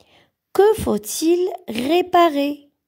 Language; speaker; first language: French; non-native, local second language; Arabic